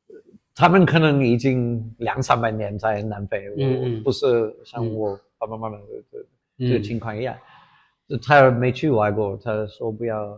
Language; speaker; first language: Chinese; non-native, fluent; English